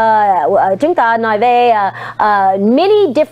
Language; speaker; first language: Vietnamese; non-native, learner; English